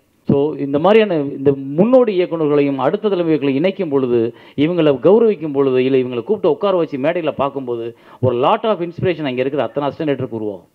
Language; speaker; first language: Tamil; native; Tamil